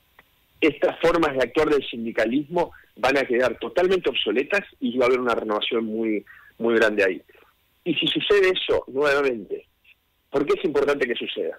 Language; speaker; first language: Spanish; native; Spanish